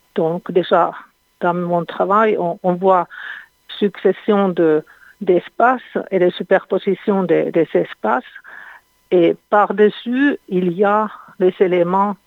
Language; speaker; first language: French; non-native, fluent; Finnish